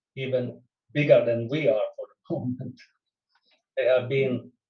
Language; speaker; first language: English; non-native, fluent; Swedish